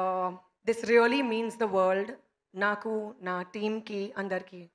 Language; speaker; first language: Telugu; non-native, learner; Hindi